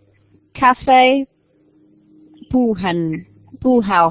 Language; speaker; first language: Chinese; non-native, learner; English